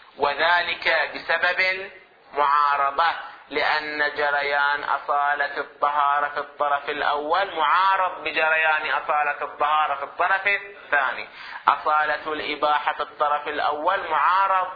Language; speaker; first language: Arabic; native; Arabic